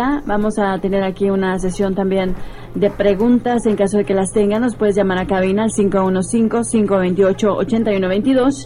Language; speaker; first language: Spanish; native; Spanish